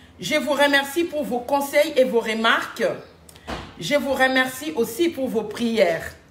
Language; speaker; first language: French; non-native, local second language; Lingala